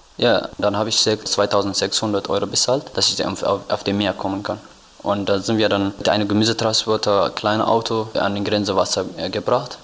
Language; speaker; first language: German; non-native, learner; Tigrinya